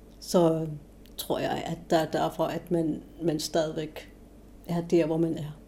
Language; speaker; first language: Danish; non-native, local second language; Kalaallisut